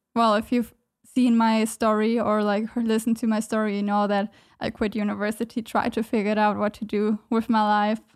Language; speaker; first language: English; non-native, fluent; German